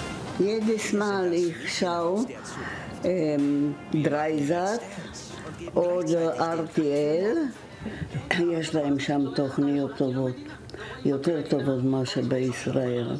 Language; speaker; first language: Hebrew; non-native, fluent; German